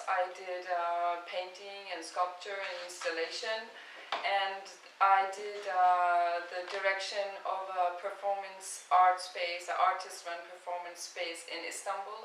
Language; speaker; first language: English; non-native, fluent; Turkish